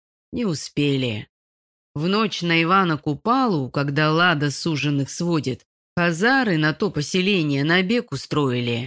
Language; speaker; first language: Russian; native; Russian